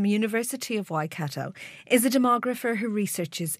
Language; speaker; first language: English; native; English